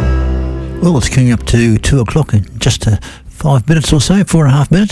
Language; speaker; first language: English; native; English